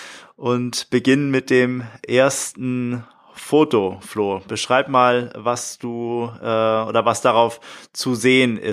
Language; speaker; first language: German; native; German